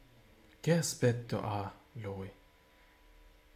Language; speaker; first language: Italian; non-native, learner; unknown